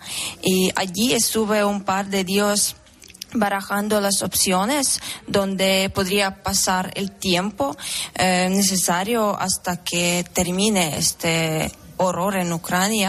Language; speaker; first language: Spanish; non-native, learner; Ukrainian